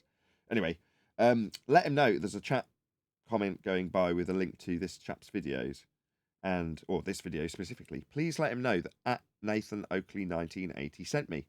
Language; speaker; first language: English; native; English